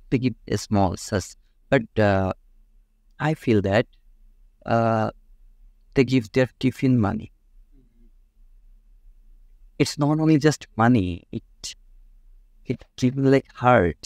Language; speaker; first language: English; non-native, local second language; Bangla